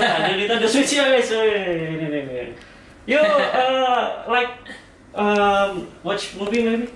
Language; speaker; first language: English; non-native, learner; Indonesian